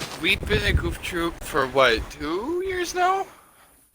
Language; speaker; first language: English; native; English